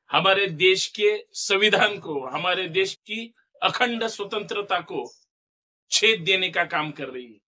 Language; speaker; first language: Hindi; non-native, local second language; Marathi